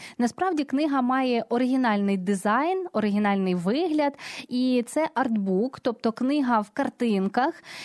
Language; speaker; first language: Ukrainian; native; Ukrainian